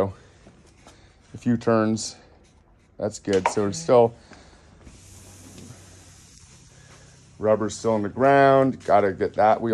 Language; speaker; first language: English; native; English